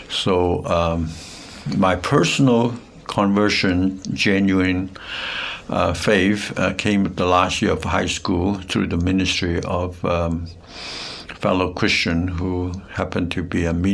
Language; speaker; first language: English; non-native, local second language; Cantonese